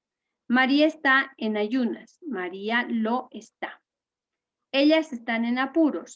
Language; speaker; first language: Spanish; native; Spanish